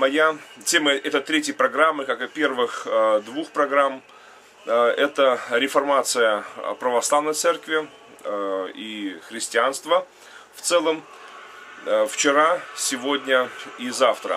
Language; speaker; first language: Russian; native; Russian